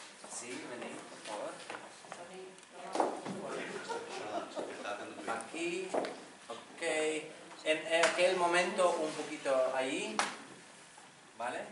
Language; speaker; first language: Spanish; non-native, fluent; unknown